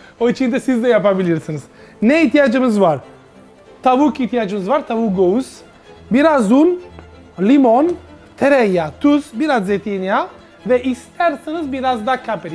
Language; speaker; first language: Turkish; non-native, learner; Italian